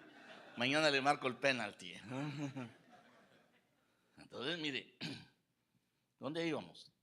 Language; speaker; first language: Spanish; native; Spanish